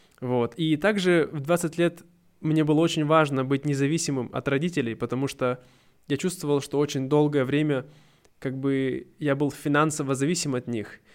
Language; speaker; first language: Russian; native; Russian